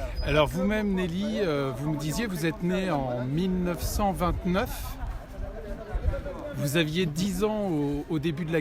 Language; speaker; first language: French; native; French